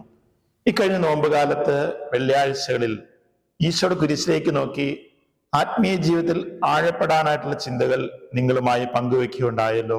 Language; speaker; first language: Malayalam; native; Malayalam